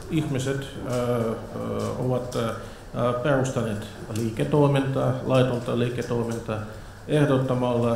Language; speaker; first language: Finnish; non-native, fluent; Russian